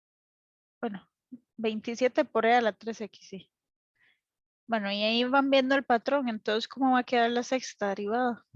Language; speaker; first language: Spanish; native; Spanish